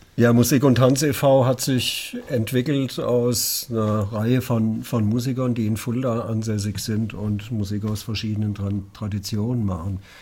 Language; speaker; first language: German; native; German